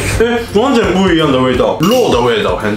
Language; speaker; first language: Chinese; non-native, learner; Japanese